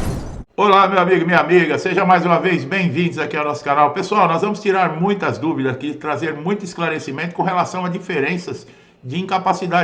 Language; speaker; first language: Portuguese; native; Portuguese